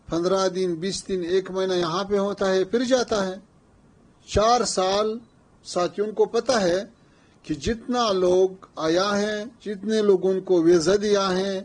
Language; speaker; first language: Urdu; non-native, fluent; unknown